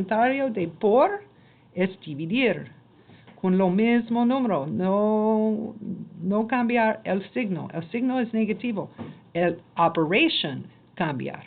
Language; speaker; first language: Spanish; non-native, learner; English